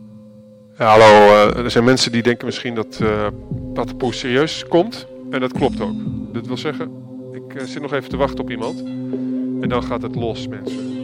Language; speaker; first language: Dutch; native; Dutch